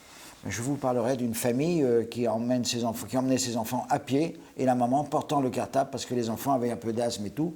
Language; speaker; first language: French; native; French